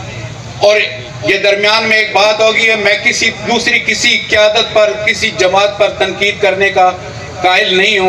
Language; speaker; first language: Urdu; non-native, local second language; Punjabi